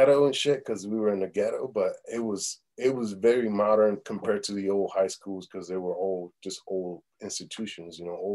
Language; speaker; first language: English; early bilingual, other home language; Spanish